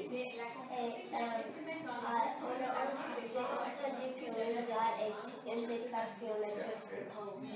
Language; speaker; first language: French; early bilingual, other home language; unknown